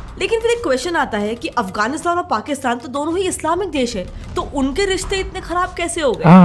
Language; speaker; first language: Hindi; native; Hindi